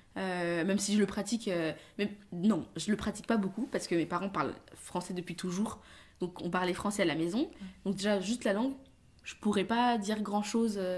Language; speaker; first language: French; early bilingual, other home language; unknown